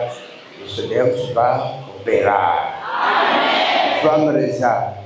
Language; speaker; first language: Portuguese; non-native, learner; Lingala